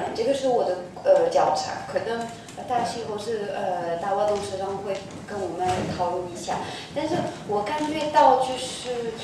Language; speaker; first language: Chinese; non-native, fluent; French